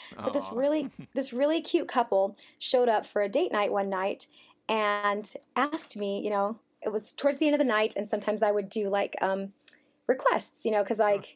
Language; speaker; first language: English; native; English